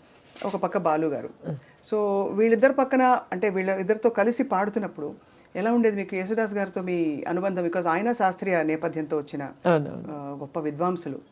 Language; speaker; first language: Telugu; native; Telugu